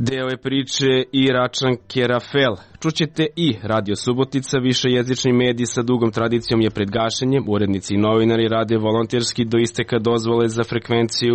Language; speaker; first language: Serbian; native; Serbian